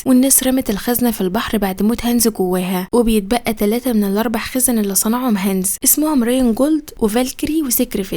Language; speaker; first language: Arabic; native; Arabic